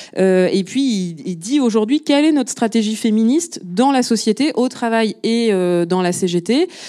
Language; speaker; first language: French; native; French